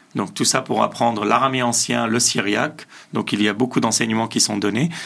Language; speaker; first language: French; early bilingual, other home language; Assyrian Neo-Aramaic